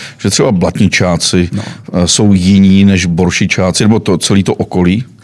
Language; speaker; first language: Czech; native; Czech